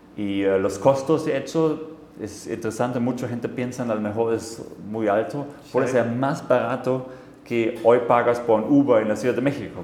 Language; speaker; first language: Spanish; non-native, fluent; German